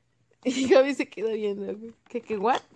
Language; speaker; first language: Spanish; native; Spanish